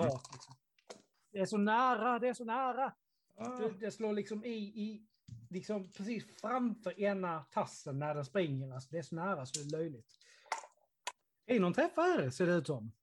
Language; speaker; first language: Swedish; native; Swedish